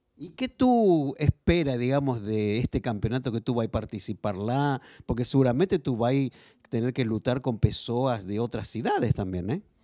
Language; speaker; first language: Spanish; non-native, learner; Portuguese